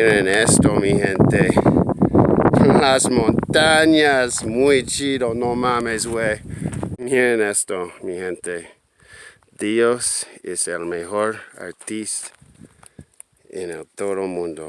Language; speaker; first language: Spanish; non-native, learner; English